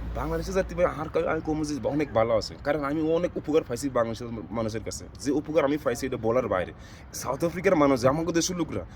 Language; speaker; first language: Bangla; non-native, fluent; Zulu